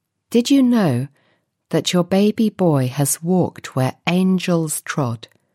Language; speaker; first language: English; native; English